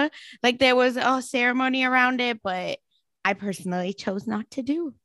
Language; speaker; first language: English; non-native, local second language; Marathi